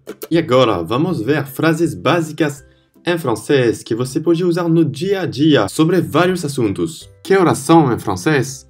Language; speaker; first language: Portuguese; non-native, fluent; French